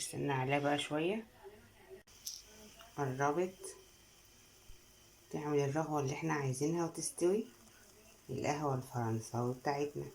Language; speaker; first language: Arabic; native; Arabic